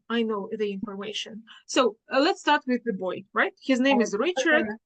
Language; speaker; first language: English; non-native, fluent; Russian